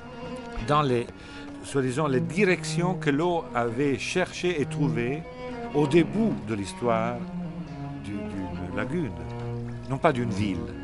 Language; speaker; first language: French; non-native, fluent; Italian